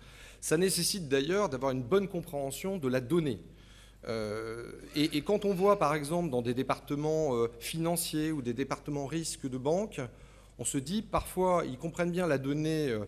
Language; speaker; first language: French; native; French